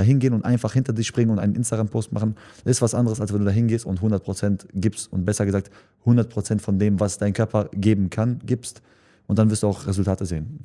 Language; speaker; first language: German; early bilingual, other home language; Chechen